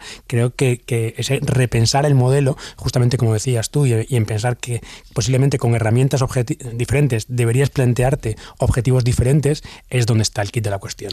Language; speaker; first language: Spanish; native; Spanish